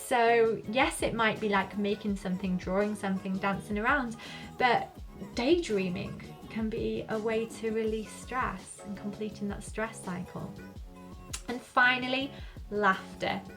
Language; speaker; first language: English; native; English